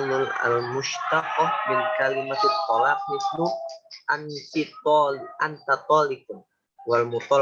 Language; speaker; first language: Arabic; non-native, learner; Indonesian